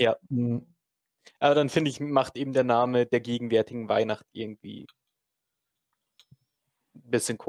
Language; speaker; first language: German; native; German